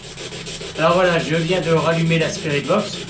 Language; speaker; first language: French; native; French